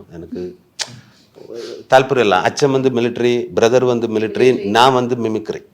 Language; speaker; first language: Tamil; non-native, learner; Malayalam